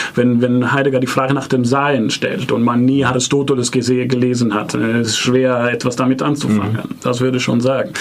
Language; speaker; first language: German; non-native, fluent; Italian